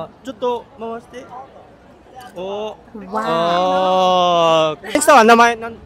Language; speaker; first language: Japanese; non-native, learner; Filipino